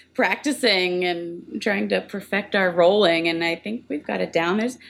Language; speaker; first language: English; native; English